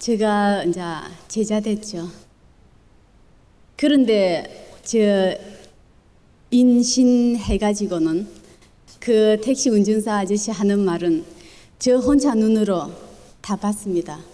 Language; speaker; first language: Korean; early bilingual, other home language; Chinese